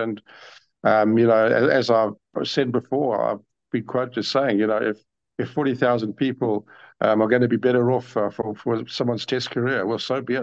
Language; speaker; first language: English; native; English